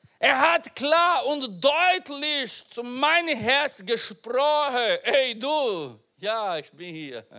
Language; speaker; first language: German; non-native, learner; Portuguese